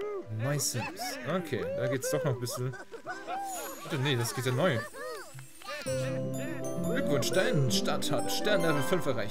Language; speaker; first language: German; native; German